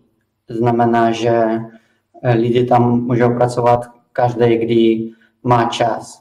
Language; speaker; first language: Czech; non-native, fluent; Russian